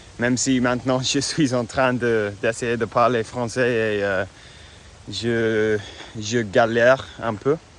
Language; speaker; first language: French; non-native, fluent; Spanish